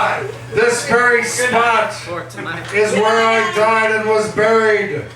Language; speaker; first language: English; native; English